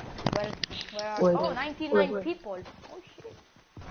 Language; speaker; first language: English; non-native, learner; Greek